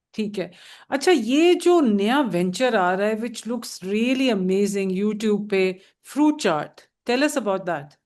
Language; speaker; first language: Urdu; native; Urdu